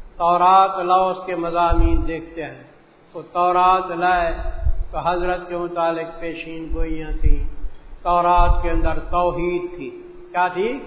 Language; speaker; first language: Urdu; non-native, local second language; Punjabi